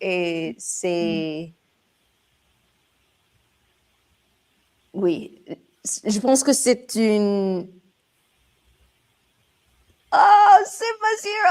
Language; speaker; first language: French; non-native, learner; English